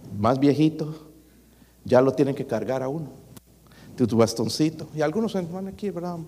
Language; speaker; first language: Spanish; native; Spanish